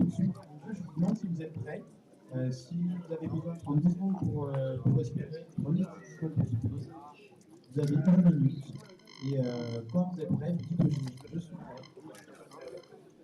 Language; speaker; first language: French; native; French